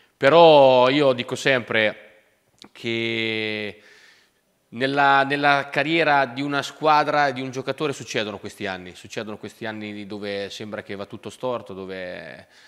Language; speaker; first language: Italian; native; Italian